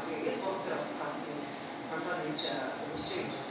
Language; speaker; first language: Mongolian; native; Mongolian